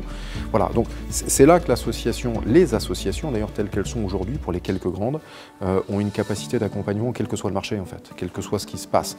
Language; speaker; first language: French; native; French